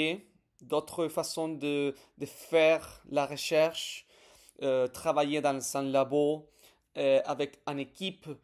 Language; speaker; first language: French; non-native, fluent; Spanish